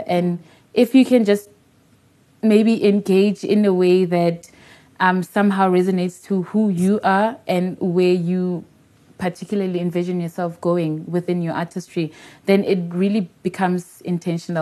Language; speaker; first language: English; non-native, local second language; Tswana